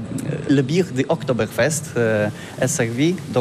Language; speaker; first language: French; non-native, learner; Polish